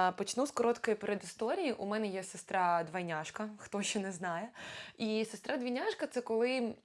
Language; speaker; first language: Ukrainian; non-native, local second language; Russian